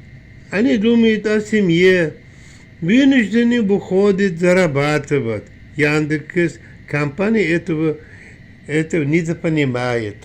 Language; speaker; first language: Russian; non-native, learner; Uzbek